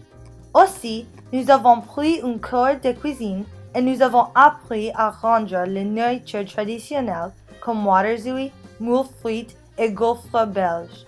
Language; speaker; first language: French; non-native, learner; English